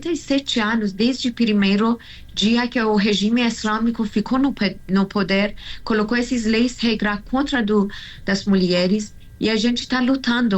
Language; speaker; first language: Portuguese; non-native, learner; Persian